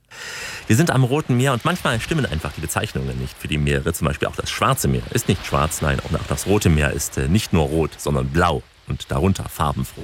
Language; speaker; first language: German; native; German